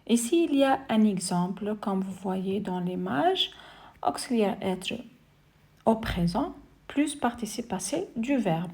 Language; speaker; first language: French; non-native, fluent; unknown